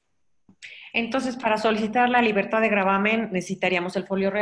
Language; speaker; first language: Spanish; native; Spanish